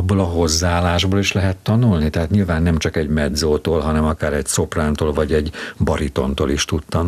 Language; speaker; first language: Hungarian; native; Hungarian